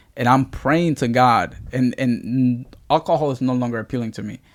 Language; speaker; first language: English; early bilingual, other home language; Spanish